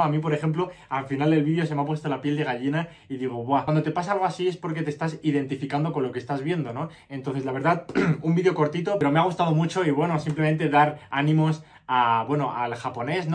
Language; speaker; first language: Spanish; native; Spanish